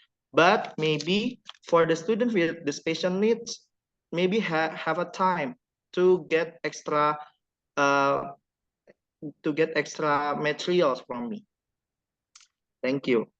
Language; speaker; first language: English; non-native, learner; Indonesian